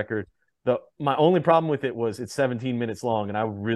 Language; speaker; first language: English; native; English